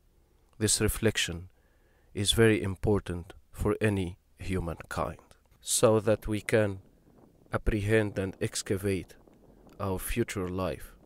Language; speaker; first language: English; non-native, fluent; Arabic